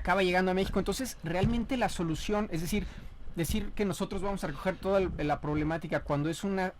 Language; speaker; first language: Spanish; native; Spanish